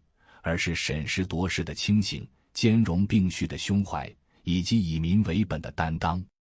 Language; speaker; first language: Chinese; native; Chinese